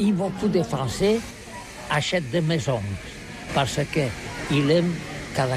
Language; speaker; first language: French; non-native, learner; Catalan